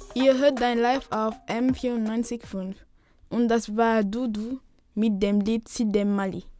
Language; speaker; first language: German; non-native, learner; Wolof